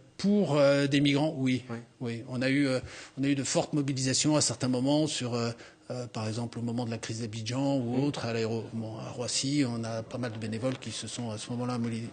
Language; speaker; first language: French; native; French